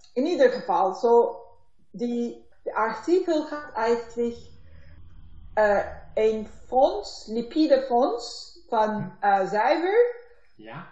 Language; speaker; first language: Dutch; non-native, learner; Turkish